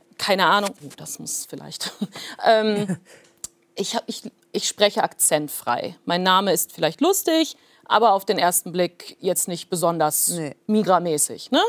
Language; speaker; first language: German; early bilingual, other home language; Plautdietsch